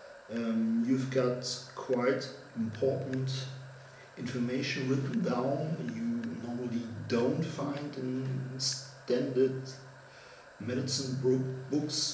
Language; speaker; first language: English; non-native, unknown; German